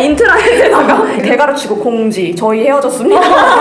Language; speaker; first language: Korean; native; Korean